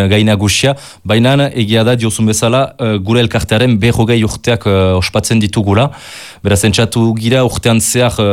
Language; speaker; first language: Basque; native; Basque